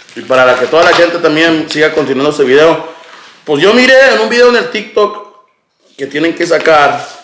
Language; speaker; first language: Spanish; early bilingual, other home language; English